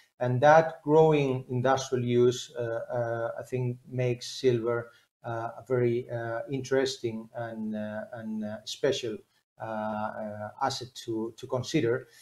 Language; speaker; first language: English; non-native, fluent; Spanish